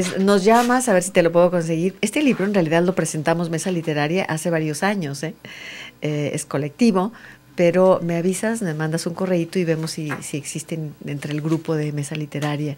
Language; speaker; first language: Spanish; native; Spanish